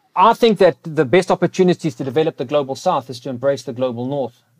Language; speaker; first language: English; native; English